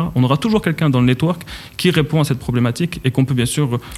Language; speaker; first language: French; non-native, local second language; Arabic